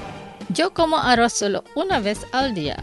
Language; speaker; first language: Spanish; non-native, learner; Indonesian